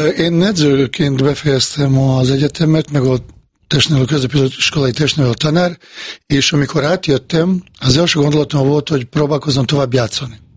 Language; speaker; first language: Hungarian; non-native, fluent; Bosnian